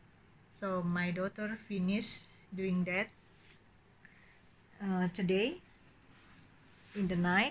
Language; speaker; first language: English; non-native, learner; Indonesian